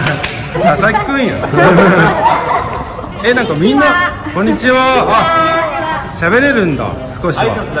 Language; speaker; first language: Japanese; native; Japanese